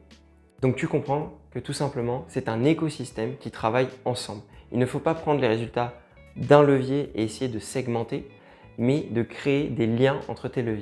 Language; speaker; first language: French; native; French